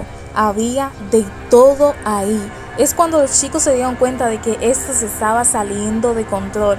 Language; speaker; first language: Spanish; native; Spanish